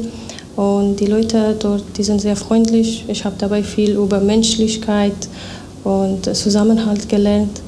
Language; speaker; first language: German; non-native, fluent; Persian